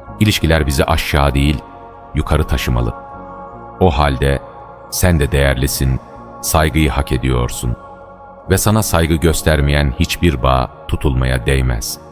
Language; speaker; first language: Turkish; native; Turkish